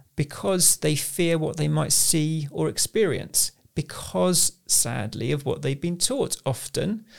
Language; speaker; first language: English; native; English